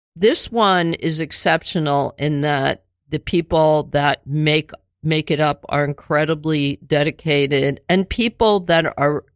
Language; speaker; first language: English; native; English